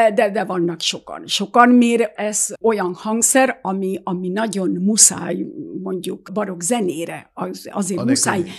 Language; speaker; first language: Hungarian; early bilingual, heritage; Hungarian